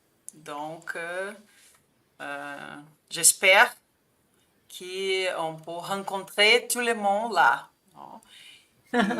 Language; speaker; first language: French; non-native, fluent; Portuguese